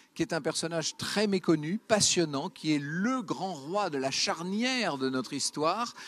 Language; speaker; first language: French; native; French